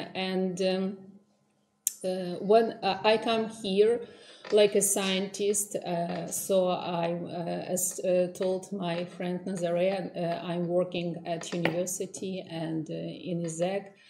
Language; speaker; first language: English; non-native, fluent; Ukrainian